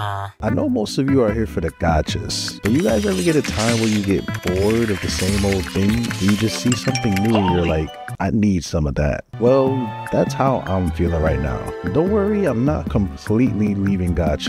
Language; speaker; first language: English; native; English